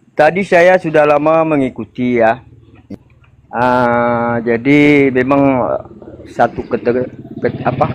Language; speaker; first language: Indonesian; non-native, local second language; Achinese